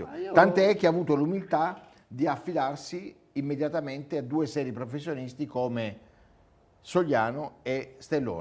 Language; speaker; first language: Italian; native; Italian